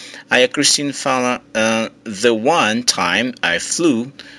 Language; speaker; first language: English; non-native, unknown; Portuguese